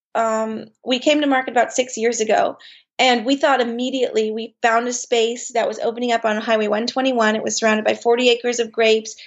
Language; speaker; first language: English; native; English